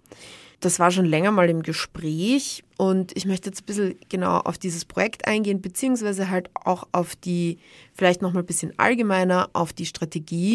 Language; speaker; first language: German; native; German